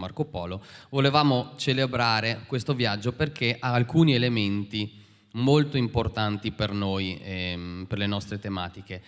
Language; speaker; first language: Italian; native; Italian